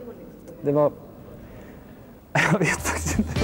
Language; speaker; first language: Swedish; native; Swedish